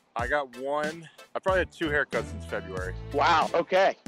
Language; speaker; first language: English; native; English